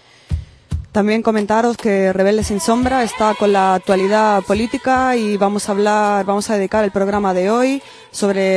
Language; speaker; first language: Spanish; native; Spanish